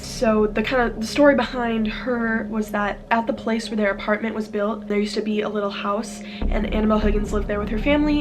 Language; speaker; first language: English; native; English